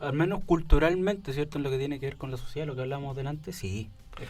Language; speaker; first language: Spanish; native; Spanish